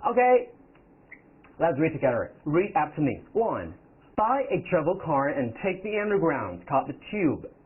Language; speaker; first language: English; non-native, fluent; Chinese